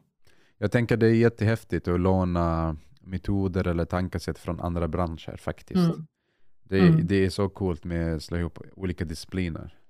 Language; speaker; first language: Swedish; non-native, fluent; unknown